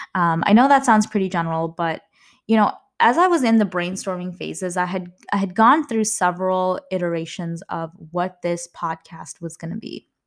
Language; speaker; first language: English; early bilingual, other home language; Malayalam